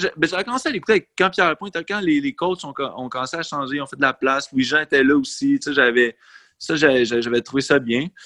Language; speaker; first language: French; native; French